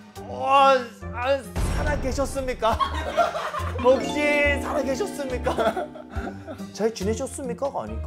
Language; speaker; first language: Korean; non-native, fluent; Japanese